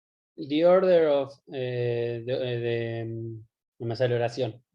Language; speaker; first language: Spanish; native; Spanish